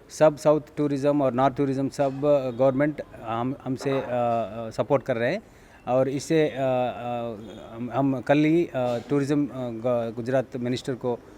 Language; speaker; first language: Hindi; non-native, local second language; Telugu